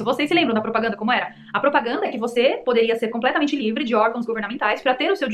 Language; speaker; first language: Portuguese; native; Portuguese